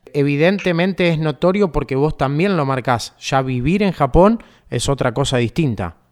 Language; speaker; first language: Spanish; native; Spanish